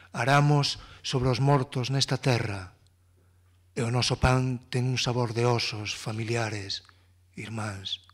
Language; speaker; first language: Galician; native; Galician